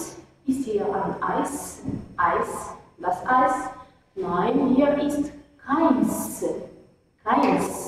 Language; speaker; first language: German; non-native, fluent; Arabic